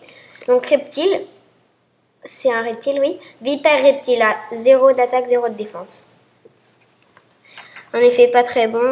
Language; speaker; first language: French; native; French